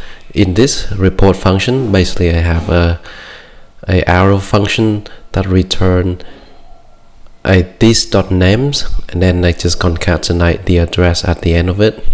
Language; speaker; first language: English; non-native, fluent; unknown